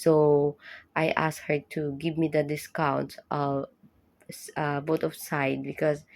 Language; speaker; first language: English; non-native, local second language; Filipino